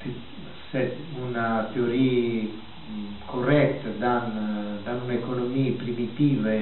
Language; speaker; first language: French; non-native, fluent; Italian